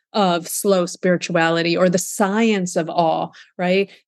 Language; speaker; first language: English; early bilingual, other home language; Russian